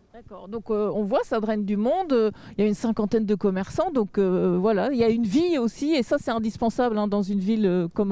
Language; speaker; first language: French; native; French